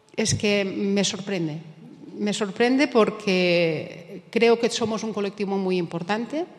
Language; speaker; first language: Spanish; native; Spanish